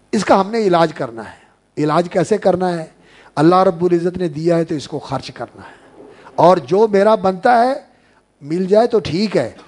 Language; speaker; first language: Urdu; non-native, local second language; Punjabi